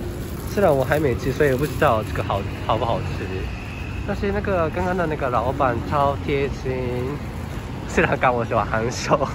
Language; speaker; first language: Chinese; non-native, fluent; Japanese